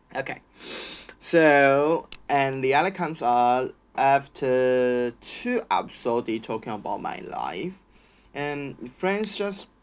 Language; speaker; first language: English; non-native, learner; Chinese